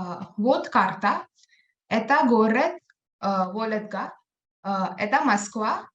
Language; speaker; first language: Russian; non-native, learner; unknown